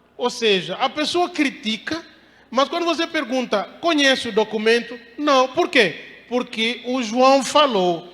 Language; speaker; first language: Portuguese; non-native, local second language; Upper Guinea Crioulo